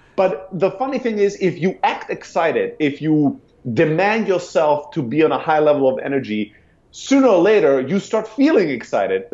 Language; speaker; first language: English; non-native, fluent; German